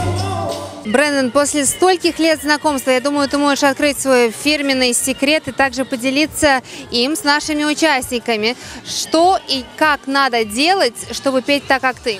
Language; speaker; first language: Russian; native; Russian